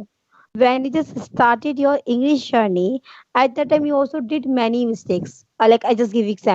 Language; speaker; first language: English; non-native, learner; Hindi